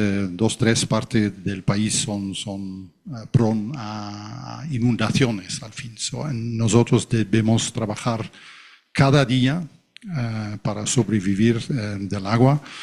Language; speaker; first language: Spanish; non-native, fluent; Dutch